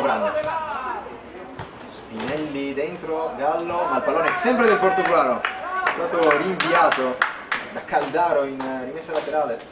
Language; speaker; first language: Italian; native; Italian